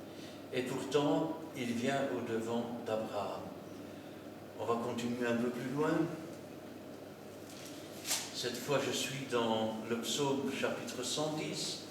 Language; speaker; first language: French; native; French